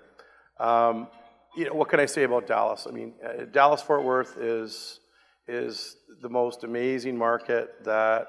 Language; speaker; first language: English; native; English